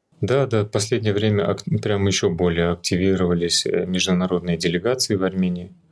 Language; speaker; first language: Russian; early bilingual, other home language; Armenian